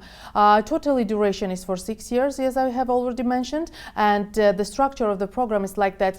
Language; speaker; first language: English; non-native, fluent; Georgian